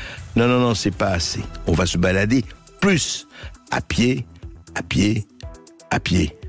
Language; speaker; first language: French; native; French